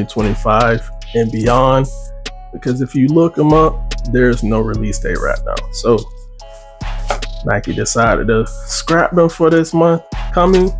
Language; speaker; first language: English; native; English